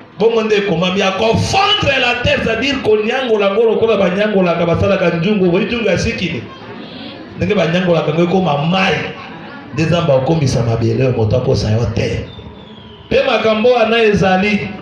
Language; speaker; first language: Lingala; native; Lingala